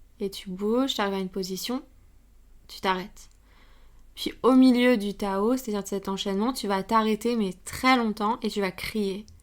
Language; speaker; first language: French; native; French